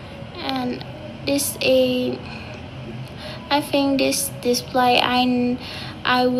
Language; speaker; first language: English; non-native, learner; Vietnamese